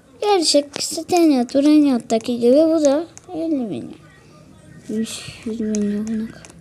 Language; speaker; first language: Turkish; native; Turkish